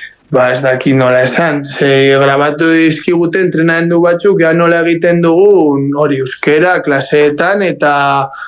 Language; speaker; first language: Basque; non-native, local second language; Spanish